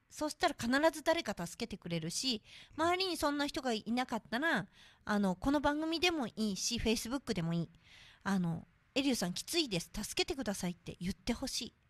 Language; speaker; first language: Japanese; native; Japanese